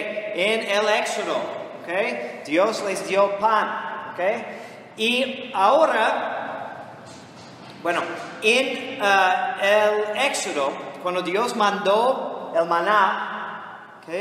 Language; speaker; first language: Spanish; non-native, fluent; English